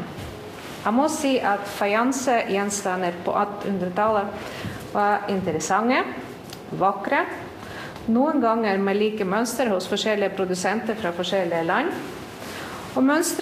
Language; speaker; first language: Norwegian; non-native, fluent; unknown